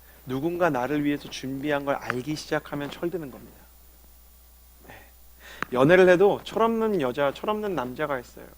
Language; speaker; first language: Korean; native; Korean